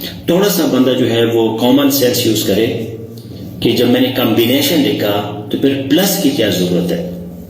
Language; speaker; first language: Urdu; non-native, local second language; Pashto